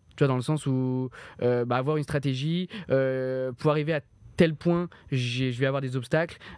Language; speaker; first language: French; native; French